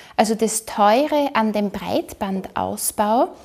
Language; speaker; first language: German; native; German